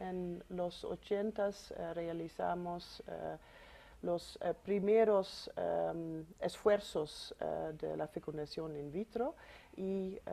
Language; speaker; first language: Spanish; non-native, fluent; Dutch